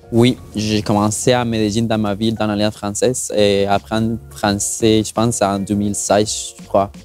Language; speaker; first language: French; non-native, fluent; Spanish